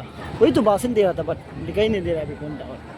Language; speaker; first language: Hindi; non-native, local second language; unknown